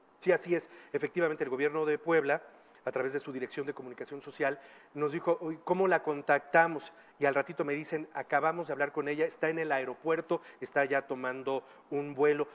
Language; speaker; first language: Spanish; native; Spanish